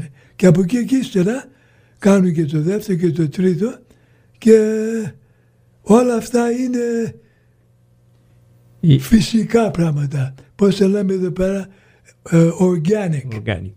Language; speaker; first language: Greek; early bilingual, heritage; Greek